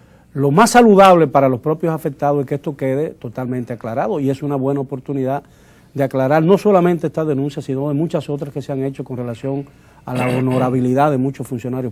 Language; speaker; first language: Spanish; native; Spanish